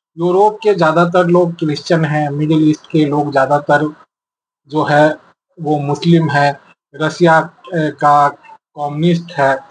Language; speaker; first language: Hindi; native; Hindi